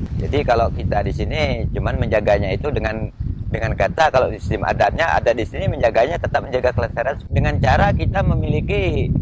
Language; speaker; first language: Indonesian; non-native, local second language; Malay